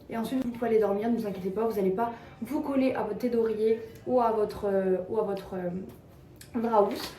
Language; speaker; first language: French; native; French